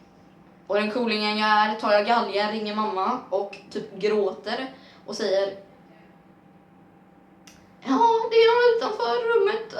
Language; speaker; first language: Swedish; native; Swedish